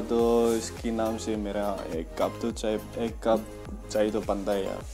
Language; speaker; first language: Hindi; non-native, local second language; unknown